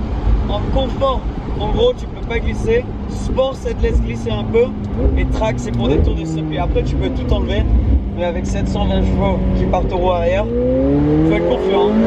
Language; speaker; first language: French; native; French